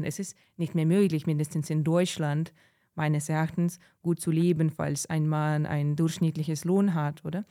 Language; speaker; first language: German; non-native, fluent; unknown